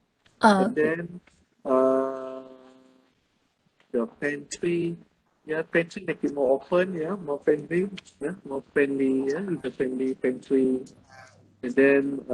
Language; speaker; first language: English; non-native, local second language; Malay